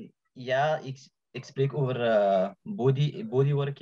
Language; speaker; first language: Dutch; non-native, learner; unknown